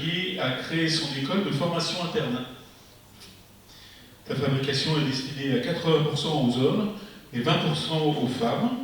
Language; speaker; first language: French; native; French